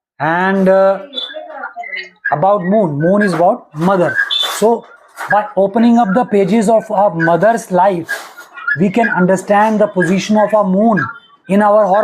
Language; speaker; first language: English; non-native, local second language; Hindi